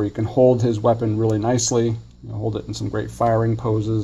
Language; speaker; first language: English; native; English